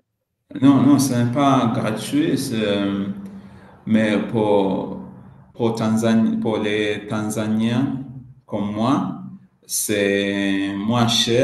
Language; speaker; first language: French; non-native, learner; Swahili